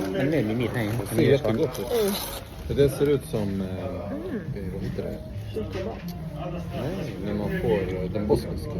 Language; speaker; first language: Swedish; non-native, learner; Thai